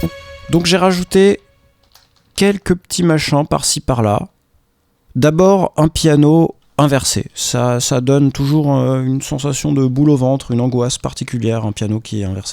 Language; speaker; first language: French; native; French